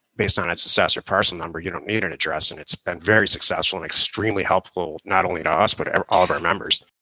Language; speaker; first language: English; native; English